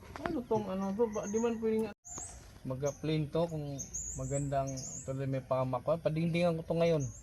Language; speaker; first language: Filipino; non-native, local second language; Cebuano